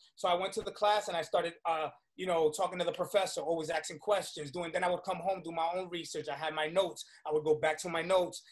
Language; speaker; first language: English; early bilingual, other home language; Spanish